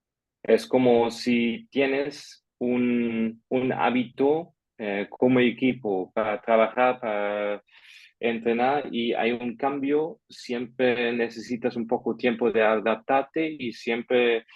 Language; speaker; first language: Spanish; non-native, fluent; German